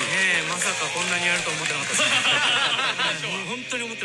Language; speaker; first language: Japanese; native; Japanese